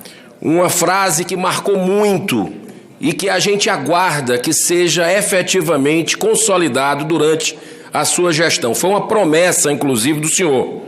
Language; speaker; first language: Portuguese; native; Portuguese